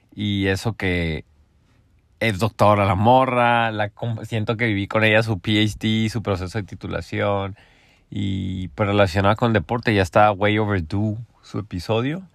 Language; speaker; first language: Spanish; native; Spanish